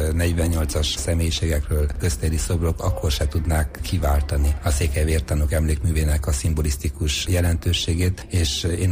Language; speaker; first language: Hungarian; native; Hungarian